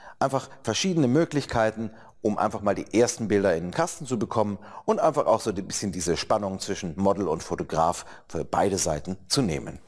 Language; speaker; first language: German; native; German